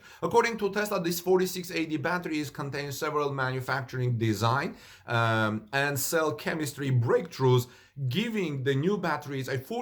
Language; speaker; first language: English; non-native, fluent; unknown